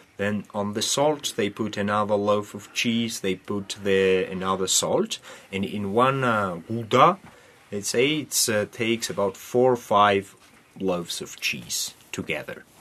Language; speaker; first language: English; non-native, fluent; Georgian